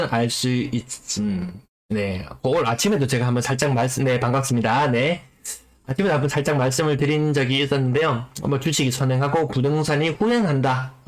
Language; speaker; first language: Korean; native; Korean